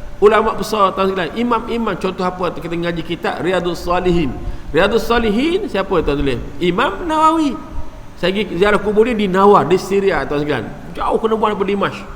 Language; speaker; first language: Malay; native; Malay